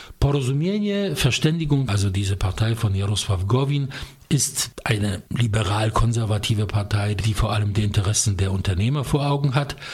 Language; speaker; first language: German; non-native, fluent; Polish